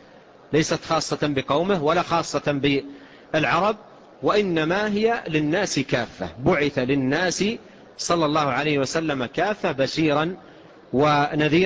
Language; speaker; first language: Arabic; native; Arabic